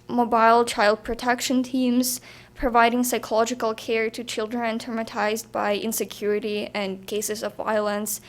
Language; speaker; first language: English; non-native, fluent; Ukrainian